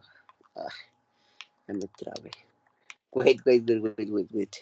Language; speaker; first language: English; non-native, learner; Spanish